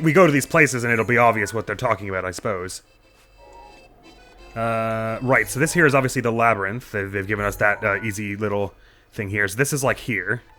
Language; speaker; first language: English; native; English